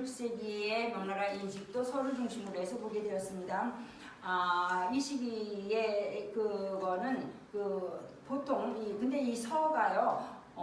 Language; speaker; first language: Korean; native; Korean